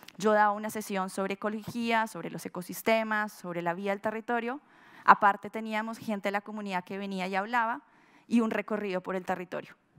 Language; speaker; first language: Spanish; native; Spanish